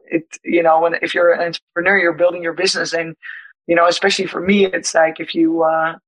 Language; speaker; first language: English; non-native, fluent; Dutch